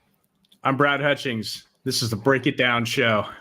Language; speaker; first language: English; native; English